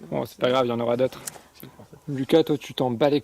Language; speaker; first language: French; native; French